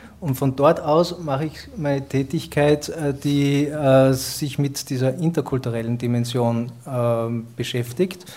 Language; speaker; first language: German; native; German